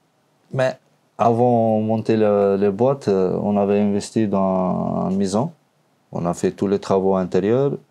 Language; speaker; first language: French; non-native, learner; Albanian